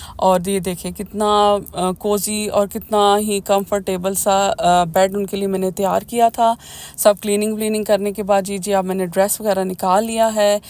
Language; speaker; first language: Urdu; native; Urdu